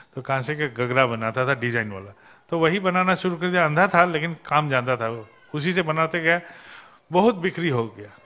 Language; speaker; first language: Hindi; non-native, local second language; Bangla